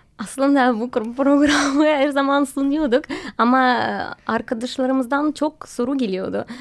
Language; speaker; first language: Turkish; non-native, fluent; Russian